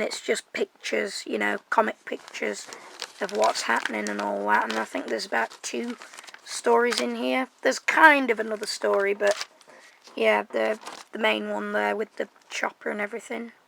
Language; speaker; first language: English; native; English